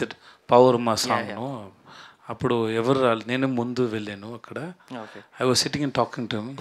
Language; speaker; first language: Telugu; non-native, learner; Tamil